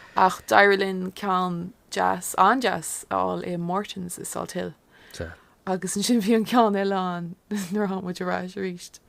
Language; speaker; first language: Irish; non-native, local second language; English